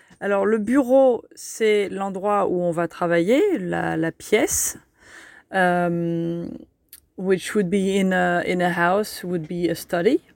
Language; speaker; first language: French; native; French